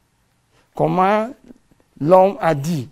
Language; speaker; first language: French; non-native, fluent; English